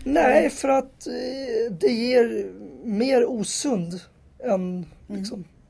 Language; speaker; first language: Swedish; native; Swedish